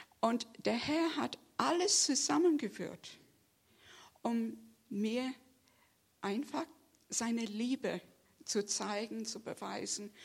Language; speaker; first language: German; non-native, fluent; English